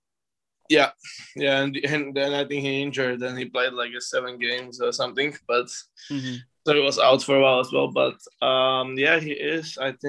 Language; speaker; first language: English; non-native, fluent; Slovak